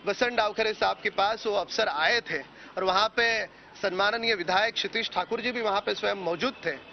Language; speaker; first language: Hindi; non-native, local second language; Marathi